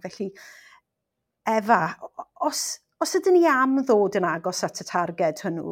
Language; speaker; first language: Welsh; non-native, local second language; English